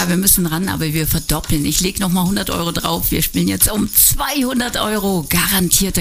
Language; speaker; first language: German; native; German